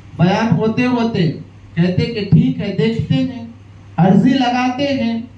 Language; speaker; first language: Urdu; native; Urdu